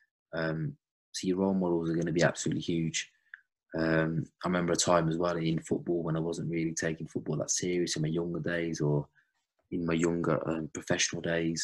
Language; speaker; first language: English; native; English